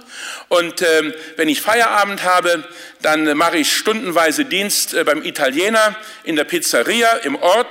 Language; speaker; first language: German; native; German